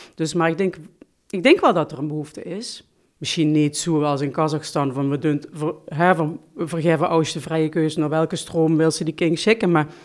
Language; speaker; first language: Dutch; non-native, local second language; Limburgish